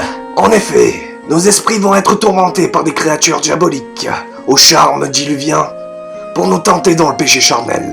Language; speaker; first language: French; native; French